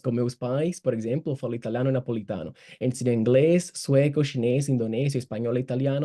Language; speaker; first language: Portuguese; non-native, fluent; Italian